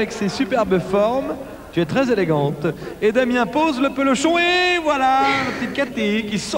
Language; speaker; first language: French; native; French